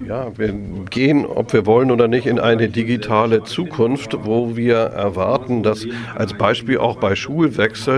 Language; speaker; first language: German; native; German